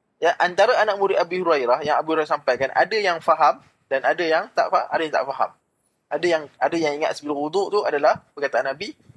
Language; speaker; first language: Malay; native; Malay